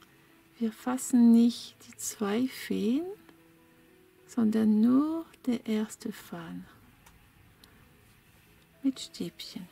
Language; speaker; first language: German; non-native, fluent; French